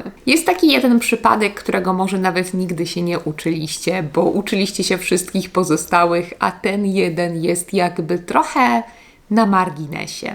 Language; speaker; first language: Polish; native; Polish